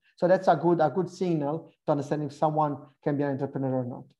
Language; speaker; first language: English; non-native, fluent; Italian